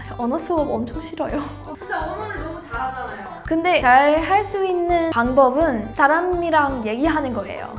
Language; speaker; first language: Korean; non-native, learner; English